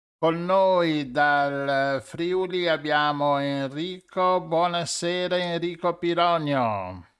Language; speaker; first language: Italian; native; Italian